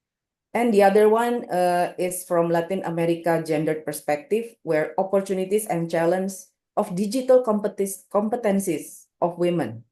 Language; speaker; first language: English; non-native, local second language; Indonesian